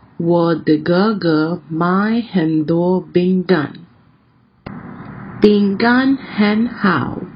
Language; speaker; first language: Chinese; non-native, learner; English